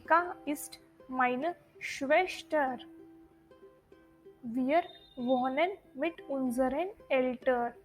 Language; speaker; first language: German; non-native, learner; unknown